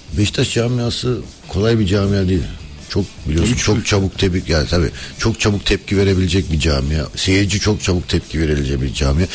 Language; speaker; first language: Turkish; early bilingual, heritage; Turkish